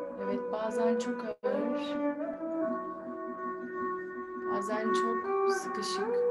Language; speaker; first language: Turkish; native; Turkish